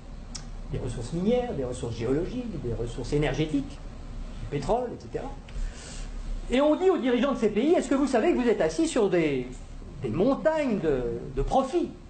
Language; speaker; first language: French; native; French